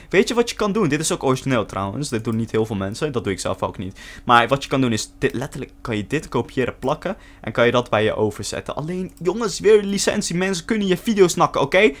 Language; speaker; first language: Dutch; early bilingual, other home language; Turkish